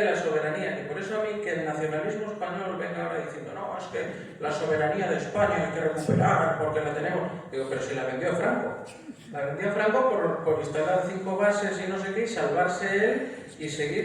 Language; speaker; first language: Spanish; native; Spanish